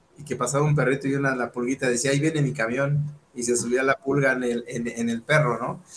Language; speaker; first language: Spanish; native; Spanish